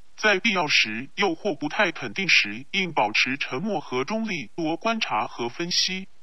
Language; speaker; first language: Chinese; non-native, local second language; Cantonese